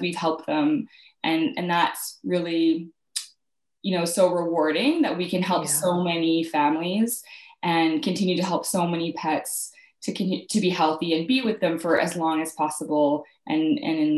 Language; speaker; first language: English; native; English